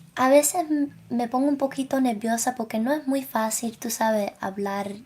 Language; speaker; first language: Spanish; early bilingual, other home language; English